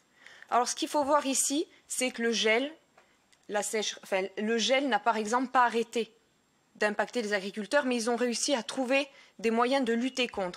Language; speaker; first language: French; native; French